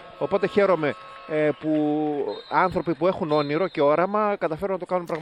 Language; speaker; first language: Greek; native; Greek